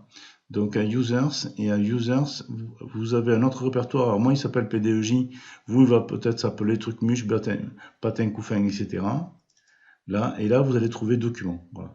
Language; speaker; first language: French; native; French